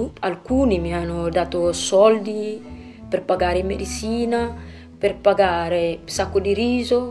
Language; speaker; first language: Italian; non-native, learner; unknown